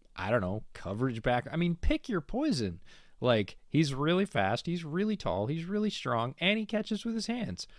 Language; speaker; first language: English; native; English